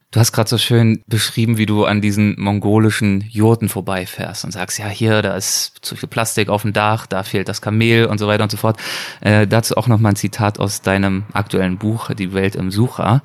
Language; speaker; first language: German; native; German